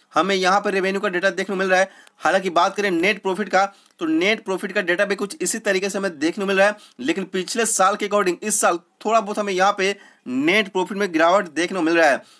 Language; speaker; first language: Hindi; native; Hindi